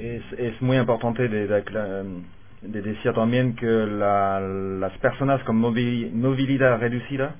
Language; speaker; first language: Spanish; non-native, fluent; French